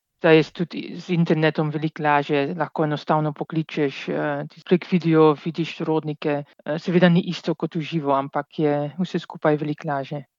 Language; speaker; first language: Slovenian; non-native, fluent; Dutch